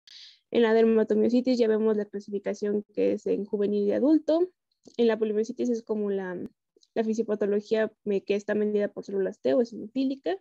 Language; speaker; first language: Spanish; native; Spanish